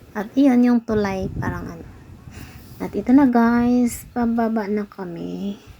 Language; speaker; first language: Filipino; non-native, local second language; Cebuano